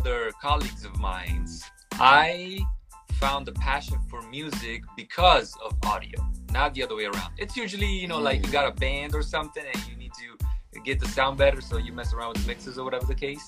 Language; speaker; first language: English; non-native, fluent; Italian